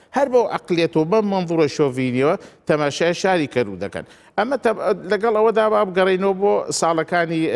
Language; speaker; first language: Central Kurdish; non-native, local second language; Turkish